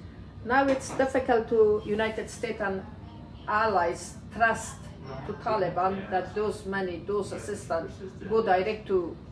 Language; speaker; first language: English; non-native, learner; Persian